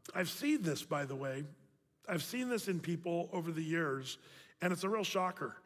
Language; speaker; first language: English; native; English